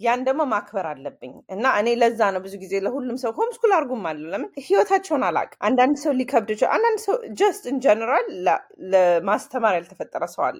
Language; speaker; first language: Amharic; early bilingual, heritage; Amharic